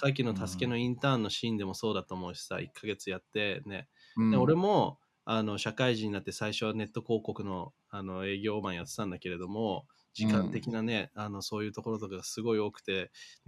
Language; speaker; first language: Japanese; native; Japanese